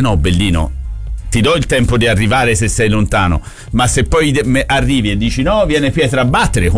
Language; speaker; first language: Italian; native; Italian